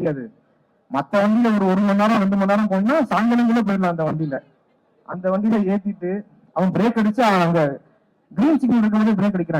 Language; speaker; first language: Tamil; native; Tamil